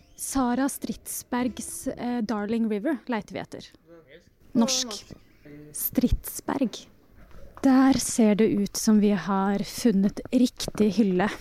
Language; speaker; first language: Norwegian; native; Norwegian